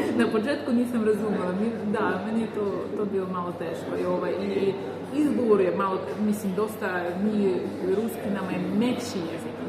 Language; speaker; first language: Serbian; non-native, fluent; Russian